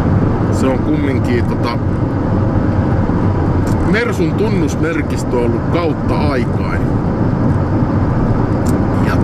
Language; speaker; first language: Finnish; native; Finnish